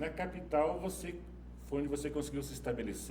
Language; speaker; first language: Portuguese; native; Portuguese